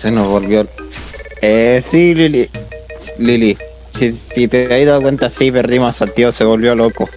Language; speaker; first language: Spanish; native; Spanish